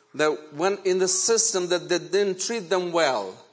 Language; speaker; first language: English; non-native, fluent; Ukrainian